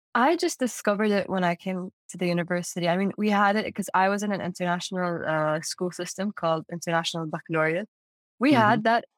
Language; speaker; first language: English; non-native, fluent; Arabic